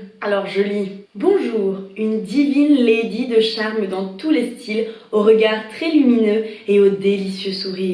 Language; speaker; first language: French; native; French